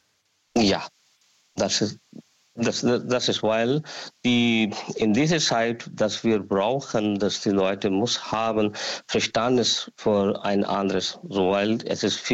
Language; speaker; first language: German; non-native, learner; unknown